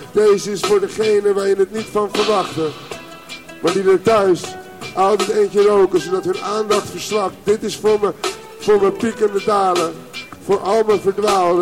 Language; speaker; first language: Dutch; native; Dutch